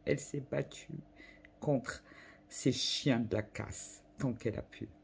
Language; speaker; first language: French; non-native, local second language; Arabic